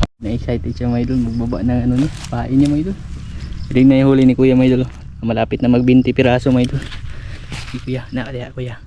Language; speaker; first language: Filipino; non-native, local second language; Cebuano